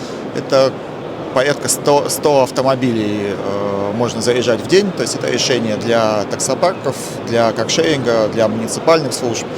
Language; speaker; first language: Russian; native; Russian